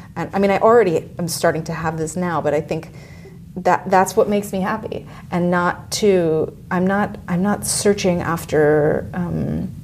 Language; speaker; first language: English; native; English